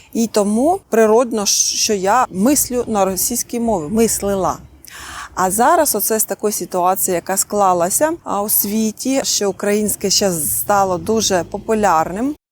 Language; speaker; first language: Ukrainian; non-native, local second language; Russian